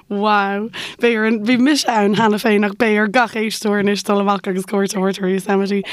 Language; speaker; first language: Irish; native; Irish